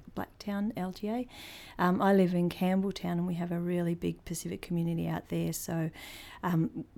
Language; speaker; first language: English; native; English